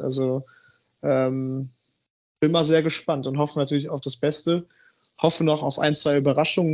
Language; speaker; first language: German; native; German